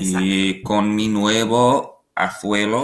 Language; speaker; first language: Spanish; non-native, learner; English